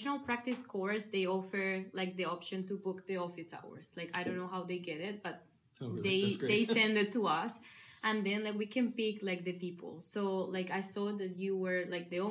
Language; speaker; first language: English; non-native, learner; Spanish